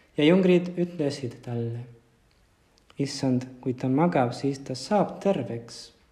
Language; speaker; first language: Estonian; non-native, fluent; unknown